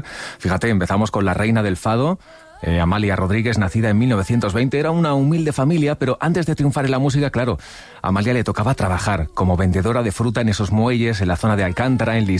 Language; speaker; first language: Spanish; native; Spanish